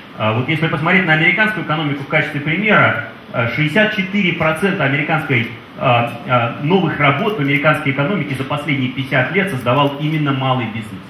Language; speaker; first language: Russian; native; Russian